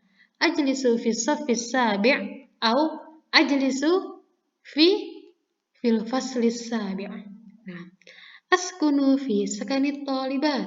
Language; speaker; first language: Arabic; non-native, fluent; Indonesian